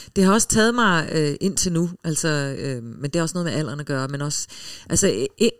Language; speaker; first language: Danish; early bilingual, heritage; Danish